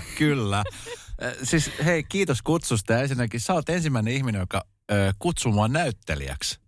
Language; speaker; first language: Finnish; native; Finnish